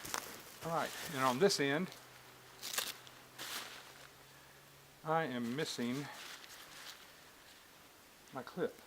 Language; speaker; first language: English; native; English